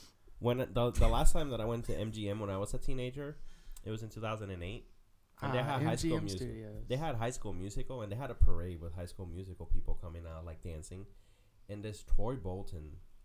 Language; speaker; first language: English; non-native, fluent; Spanish